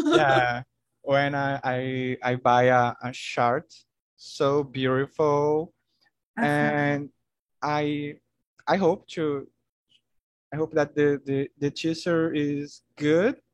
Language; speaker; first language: English; non-native, learner; Portuguese